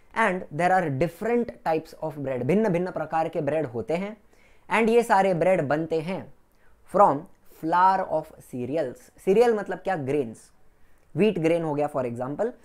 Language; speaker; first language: Hindi; non-native, local second language; Gujarati